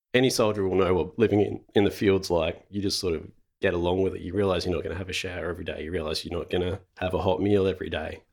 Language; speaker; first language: English; native; English